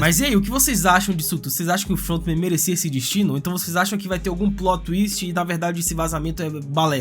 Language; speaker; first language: Portuguese; native; Portuguese